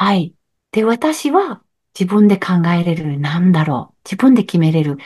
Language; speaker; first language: Japanese; non-native, learner; French